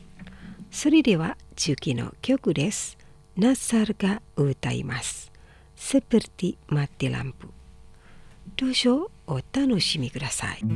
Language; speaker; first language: Japanese; non-native, fluent; Indonesian